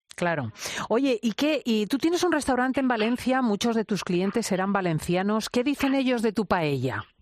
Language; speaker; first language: Spanish; native; Spanish